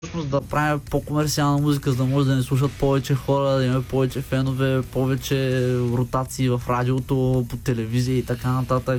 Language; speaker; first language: Bulgarian; native; Bulgarian